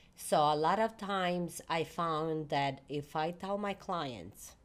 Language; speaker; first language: English; non-native, fluent; Italian